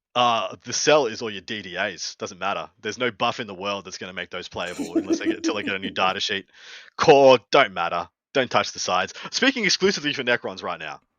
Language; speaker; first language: English; native; English